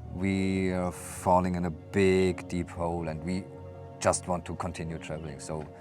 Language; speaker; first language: English; non-native, fluent; German